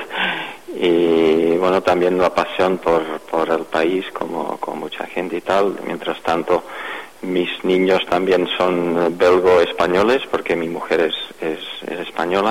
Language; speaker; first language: Spanish; non-native, fluent; Dutch